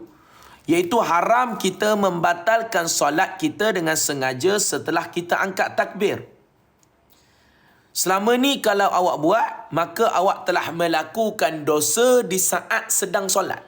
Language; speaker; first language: Malay; native; Malay